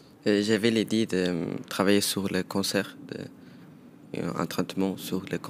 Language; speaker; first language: French; non-native, local second language; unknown